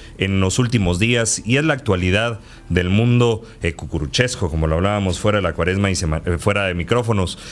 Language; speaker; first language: Spanish; native; Spanish